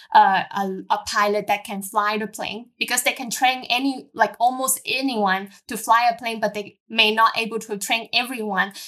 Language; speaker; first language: English; non-native, local second language; Cantonese